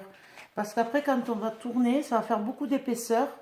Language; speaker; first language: French; native; French